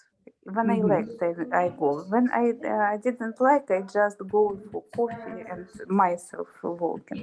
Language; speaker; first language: English; non-native, learner; Russian